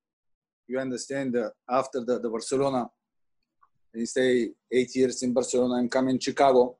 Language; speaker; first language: English; non-native, learner; Bulgarian